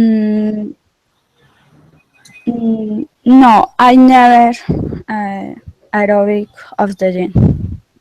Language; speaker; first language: English; non-native, learner; Spanish